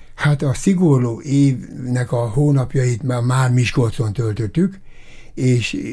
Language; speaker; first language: Hungarian; native; Hungarian